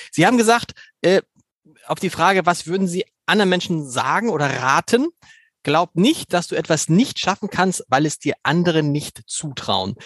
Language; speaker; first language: German; native; German